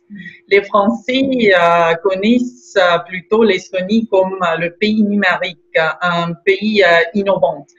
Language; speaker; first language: French; non-native, fluent; Estonian